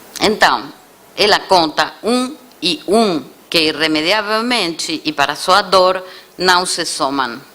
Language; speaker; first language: Portuguese; non-native, fluent; Spanish